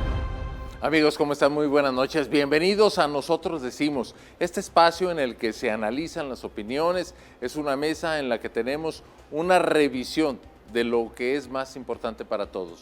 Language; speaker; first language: Spanish; native; Spanish